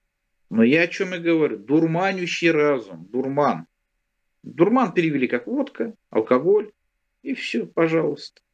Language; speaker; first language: Russian; native; Russian